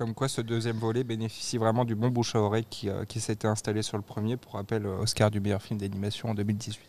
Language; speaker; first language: French; native; French